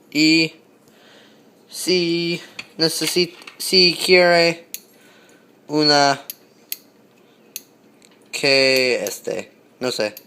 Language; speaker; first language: Spanish; non-native, learner; English